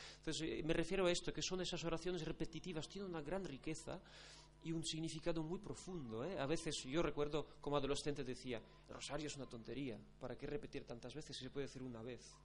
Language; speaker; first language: Spanish; non-native, fluent; Polish